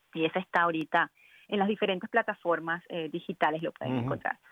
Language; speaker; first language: Spanish; native; Spanish